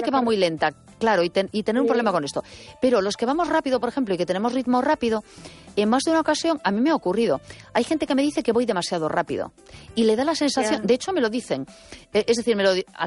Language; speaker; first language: Spanish; native; Spanish